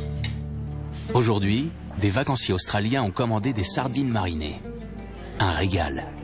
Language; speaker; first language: French; native; French